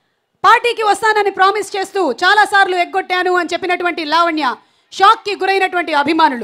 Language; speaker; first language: Telugu; native; Telugu